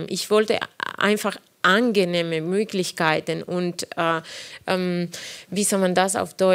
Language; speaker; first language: German; non-native, fluent; Spanish